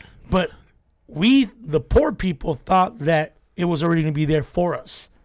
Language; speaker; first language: English; native; English